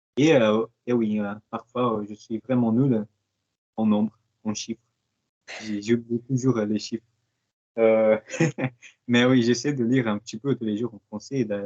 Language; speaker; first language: French; non-native, fluent; Portuguese